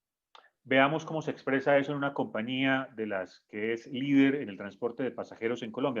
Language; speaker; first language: Spanish; native; Spanish